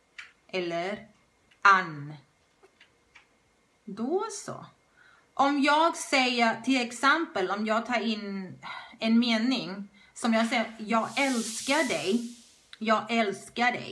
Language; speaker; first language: Swedish; non-native, fluent; Thai